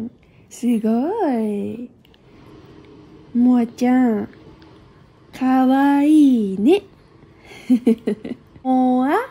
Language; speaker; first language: Japanese; native; Japanese